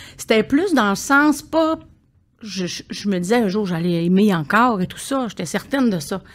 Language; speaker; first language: French; native; French